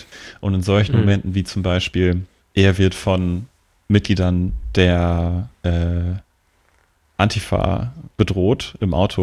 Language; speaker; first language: German; native; German